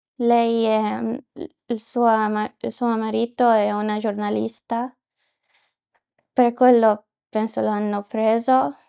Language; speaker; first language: Italian; non-native, learner; Arabic